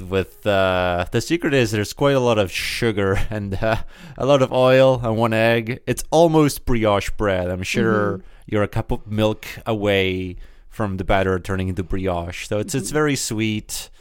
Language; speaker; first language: English; early bilingual, other home language; Spanish